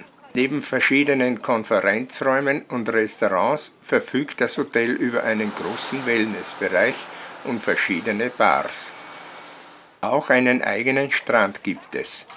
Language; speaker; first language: German; native; German